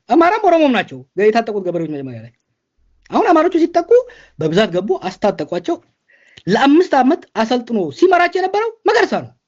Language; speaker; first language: Amharic; non-native, local second language; Oromo